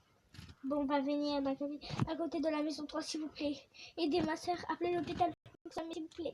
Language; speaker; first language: French; native; French